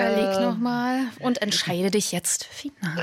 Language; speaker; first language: German; native; German